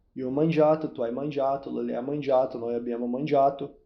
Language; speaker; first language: Italian; non-native, learner; Portuguese